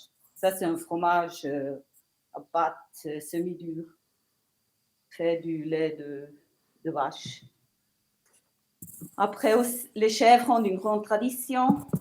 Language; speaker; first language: French; non-native, local second language; Italian